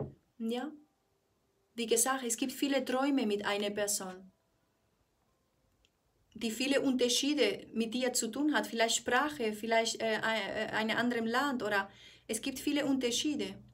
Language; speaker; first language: German; non-native, fluent; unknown